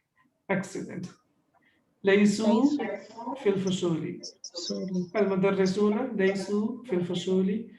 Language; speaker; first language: Arabic; non-native, fluent; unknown